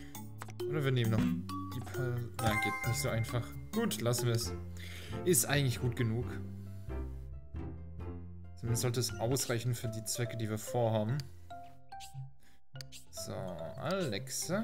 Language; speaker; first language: German; native; German